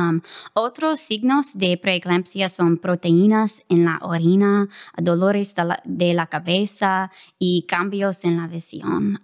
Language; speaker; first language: Spanish; non-native, fluent; English